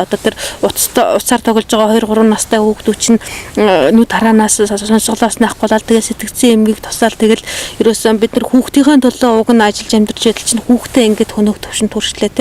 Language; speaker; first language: Mongolian; native; Mongolian